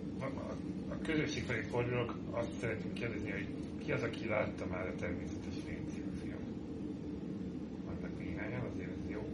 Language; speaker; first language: Hungarian; native; Hungarian